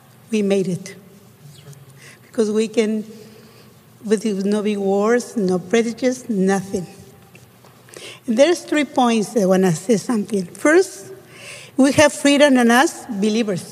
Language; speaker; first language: English; non-native, learner; Spanish